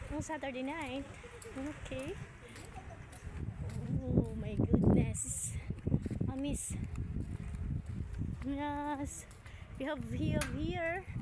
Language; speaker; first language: English; non-native, learner; Filipino